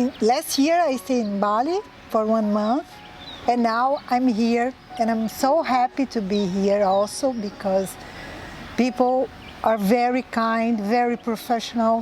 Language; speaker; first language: English; non-native, learner; Portuguese